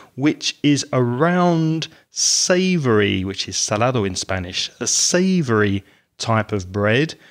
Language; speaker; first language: English; native; English